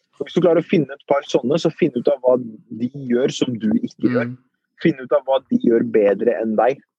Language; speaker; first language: Norwegian; early bilingual, other home language; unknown